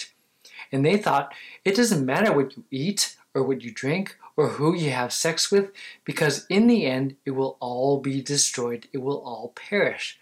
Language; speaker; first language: English; native; English